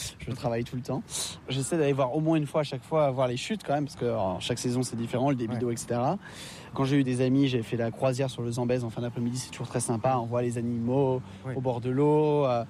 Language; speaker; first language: French; native; French